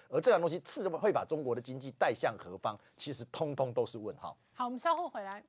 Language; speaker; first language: Chinese; native; Chinese